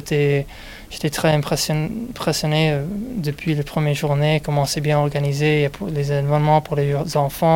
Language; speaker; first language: French; non-native, fluent; English